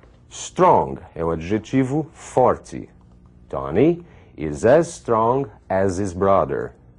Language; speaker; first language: English; non-native, fluent; Portuguese